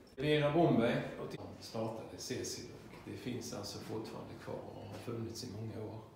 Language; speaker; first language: Swedish; native; Swedish